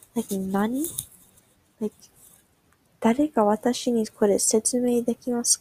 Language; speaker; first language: Japanese; non-native, learner; English